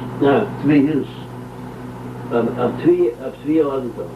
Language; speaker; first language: Hebrew; non-native, local second language; Yiddish